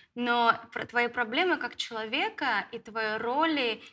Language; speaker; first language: Russian; native; Russian